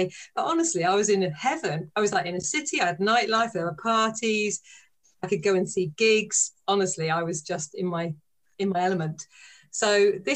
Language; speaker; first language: English; native; English